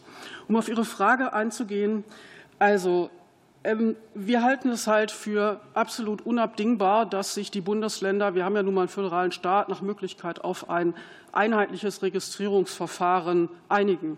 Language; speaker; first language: German; native; German